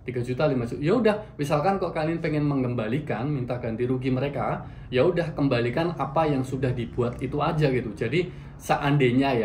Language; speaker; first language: Indonesian; native; Indonesian